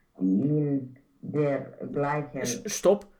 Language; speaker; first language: German; non-native, learner; Romanian